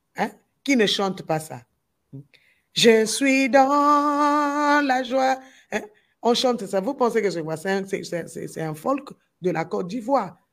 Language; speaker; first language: French; non-native, local second language; Lingala